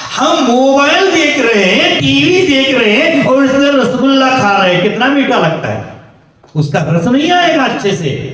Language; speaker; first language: Hindi; non-native, local second language; Marathi